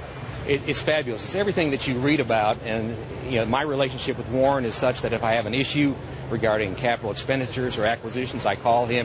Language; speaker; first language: English; native; English